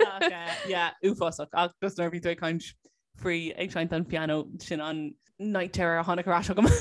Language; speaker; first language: Irish; non-native, local second language; English